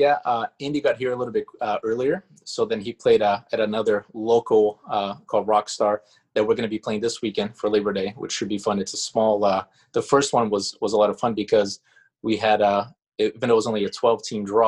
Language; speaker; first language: English; non-native, fluent; Portuguese